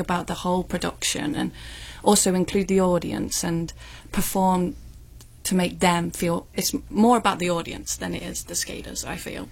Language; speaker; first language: English; native; English